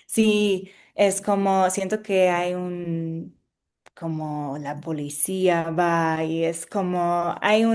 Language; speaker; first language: Spanish; non-native, fluent; English